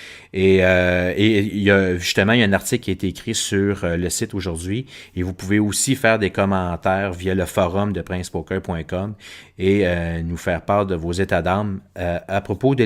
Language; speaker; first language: French; native; French